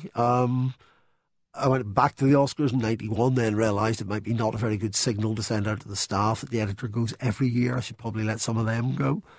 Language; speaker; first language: English; native; English